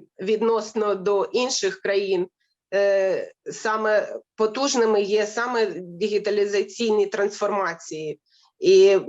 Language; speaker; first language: Ukrainian; native; Ukrainian